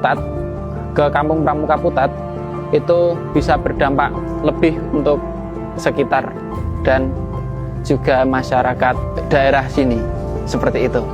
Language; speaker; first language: Indonesian; non-native, local second language; Javanese